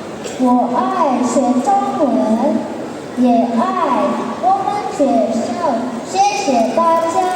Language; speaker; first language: Chinese; non-native, learner; Indonesian